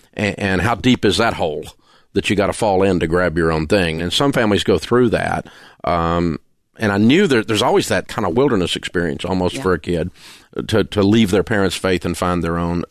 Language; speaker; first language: English; native; English